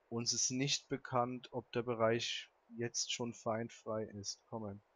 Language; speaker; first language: German; native; German